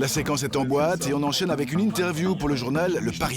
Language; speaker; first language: French; native; French